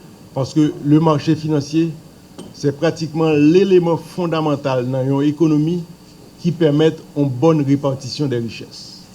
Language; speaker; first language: French; non-native, local second language; Haitian Creole